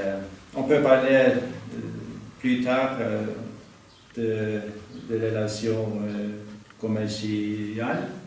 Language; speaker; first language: French; non-native, fluent; Norwegian